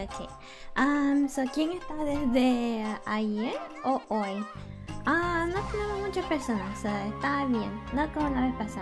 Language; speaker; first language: Spanish; early bilingual, heritage; English